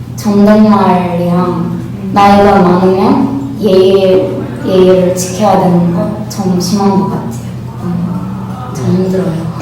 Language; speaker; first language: Korean; non-native, fluent; Turkish